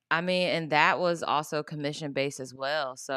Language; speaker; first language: English; native; English